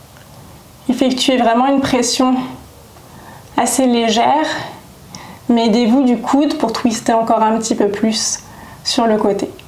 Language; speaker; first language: French; native; French